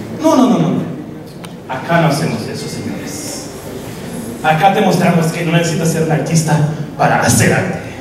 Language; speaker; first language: Spanish; non-native, local second language; Portuguese